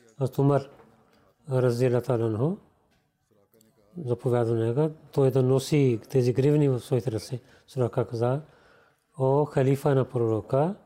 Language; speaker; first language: Bulgarian; non-native, learner; Urdu